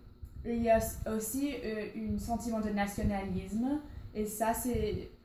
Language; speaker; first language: French; non-native, learner; English